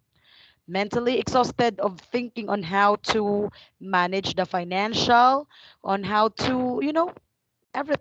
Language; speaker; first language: English; non-native, fluent; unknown